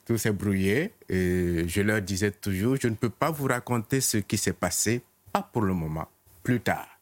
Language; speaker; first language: French; non-native, local second language; Mossi